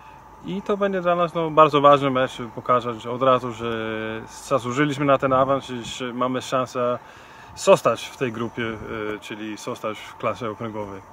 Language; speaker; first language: Polish; non-native, fluent; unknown